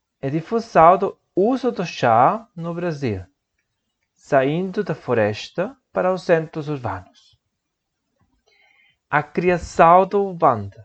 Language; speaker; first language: Portuguese; non-native, learner; Spanish